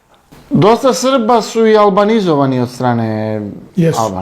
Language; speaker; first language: Serbian; native; Serbian